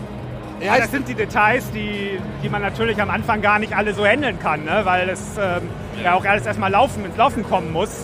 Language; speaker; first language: German; native; German